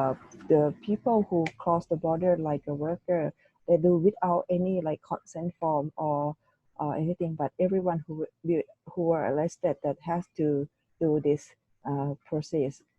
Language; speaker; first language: English; non-native, learner; Thai